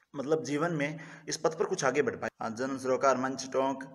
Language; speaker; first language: Hindi; native; Hindi